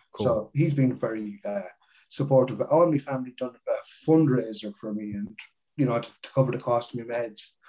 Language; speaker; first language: English; native; English